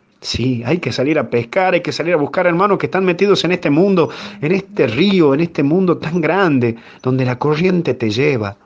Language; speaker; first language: Spanish; native; Spanish